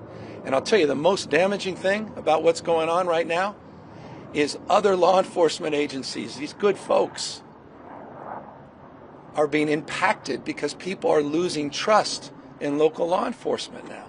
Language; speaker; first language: English; native; English